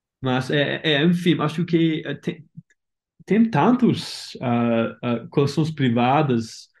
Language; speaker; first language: Portuguese; non-native, learner; English